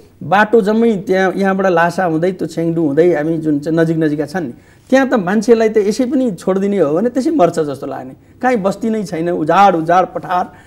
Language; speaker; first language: Nepali; non-native, local second language; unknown